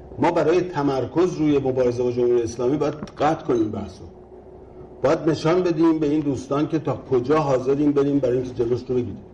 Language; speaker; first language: Persian; native; Persian